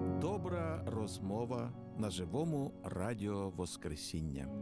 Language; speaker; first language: Ukrainian; non-native, fluent; Italian